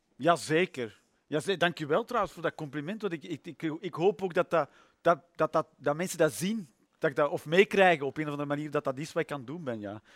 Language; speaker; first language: Dutch; native; Dutch